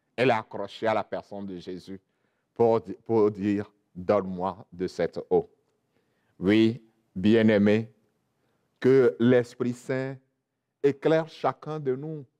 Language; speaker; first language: French; non-native, local second language; Ewe